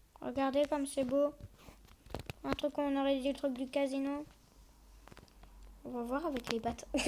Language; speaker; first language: French; native; French